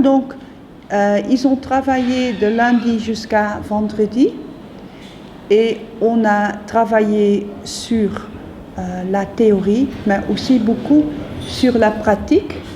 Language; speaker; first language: French; non-native, fluent; Dutch